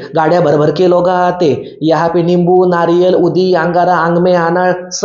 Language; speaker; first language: Hindi; non-native, local second language; Marathi